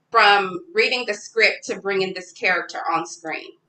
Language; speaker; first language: English; native; English